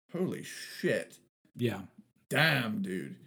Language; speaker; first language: English; native; English